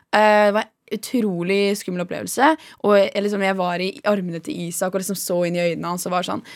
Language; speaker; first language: Norwegian; native; Norwegian